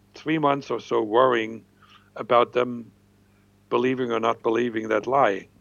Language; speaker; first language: English; non-native, fluent; German